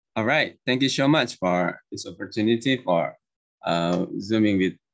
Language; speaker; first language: English; non-native, learner; Indonesian